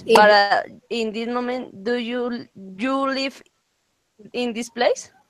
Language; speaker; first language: English; non-native, learner; Spanish